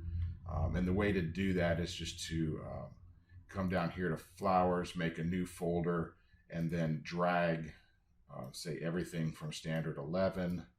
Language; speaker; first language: English; native; English